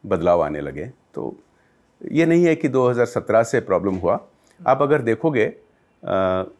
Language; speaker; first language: Hindi; non-native, local second language; Odia